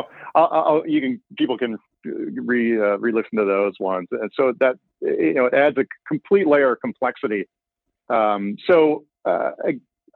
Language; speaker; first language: English; native; English